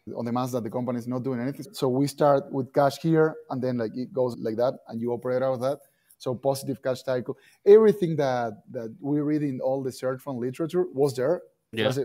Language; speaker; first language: English; non-native, fluent; Spanish